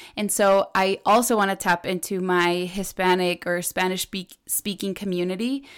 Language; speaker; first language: English; early bilingual, other home language; Spanish